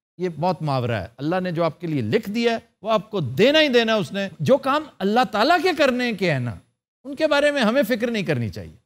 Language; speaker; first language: Urdu; native; Urdu